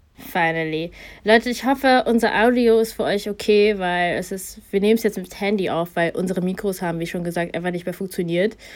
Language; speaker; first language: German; early bilingual, other home language; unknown